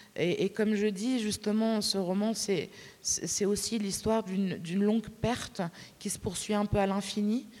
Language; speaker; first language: French; native; French